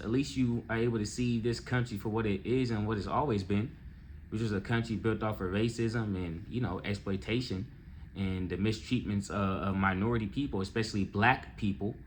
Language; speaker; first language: English; native; English